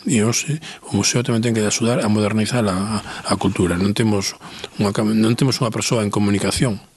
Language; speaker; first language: Galician; native; Galician